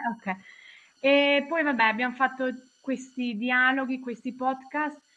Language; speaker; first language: Italian; non-native, fluent; German